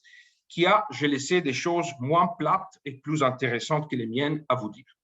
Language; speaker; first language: French; native; French